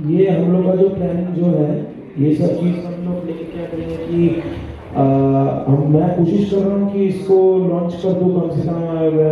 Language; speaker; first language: Hindi; non-native, local second language; Bangla